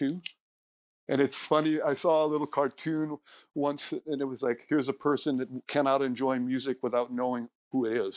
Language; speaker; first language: English; native; English